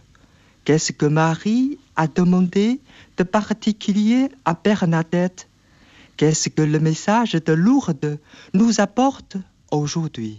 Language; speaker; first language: French; non-native, fluent; Chinese